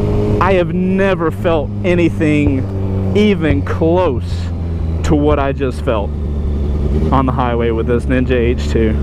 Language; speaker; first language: English; native; English